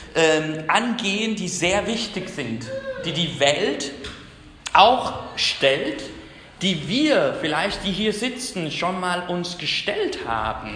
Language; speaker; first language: German; non-native, fluent; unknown